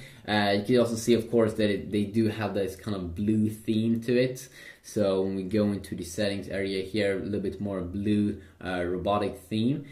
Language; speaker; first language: English; non-native, fluent; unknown